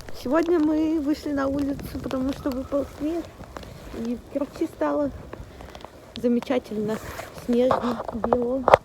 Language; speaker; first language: Russian; native; Russian